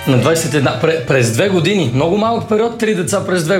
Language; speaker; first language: Bulgarian; native; Bulgarian